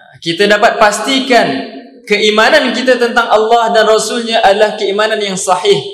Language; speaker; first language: Malay; native; Malay